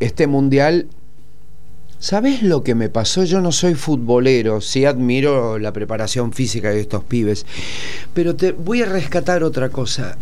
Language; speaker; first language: Spanish; native; Spanish